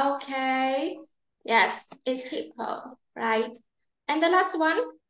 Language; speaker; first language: English; non-native, learner; Vietnamese